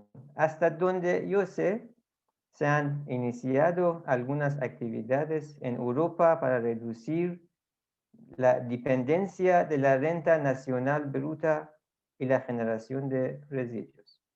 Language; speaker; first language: Spanish; non-native, fluent; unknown